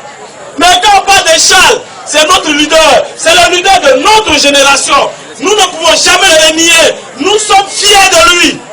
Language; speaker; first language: French; non-native, local second language; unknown